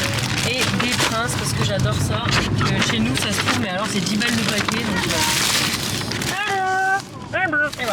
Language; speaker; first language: French; native; French